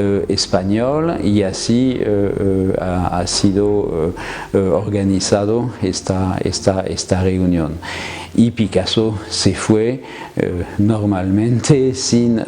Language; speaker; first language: Spanish; non-native, fluent; French